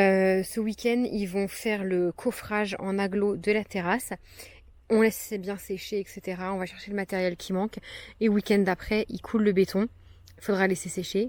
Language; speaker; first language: French; native; French